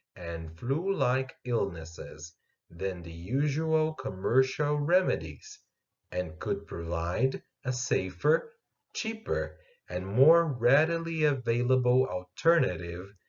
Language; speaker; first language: English; non-native, fluent; Portuguese